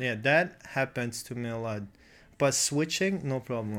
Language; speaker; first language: English; non-native, fluent; Russian